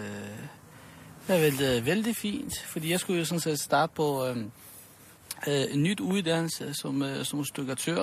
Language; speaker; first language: Danish; early bilingual, other home language; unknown